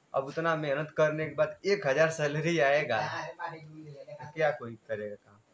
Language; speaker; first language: Hindi; native; Hindi